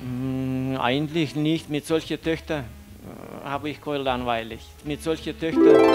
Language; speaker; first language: German; non-native, fluent; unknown